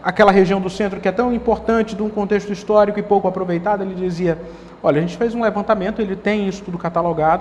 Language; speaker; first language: Portuguese; native; Portuguese